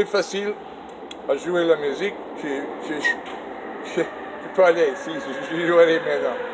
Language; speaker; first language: French; non-native, learner; English